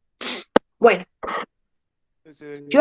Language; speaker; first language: Spanish; native; Spanish